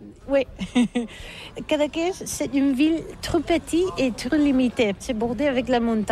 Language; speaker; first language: French; non-native, learner; Catalan